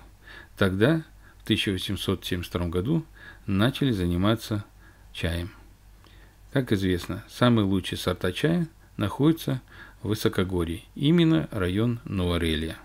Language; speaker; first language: Russian; native; Russian